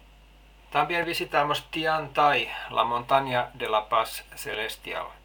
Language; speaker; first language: Spanish; non-native, learner; Finnish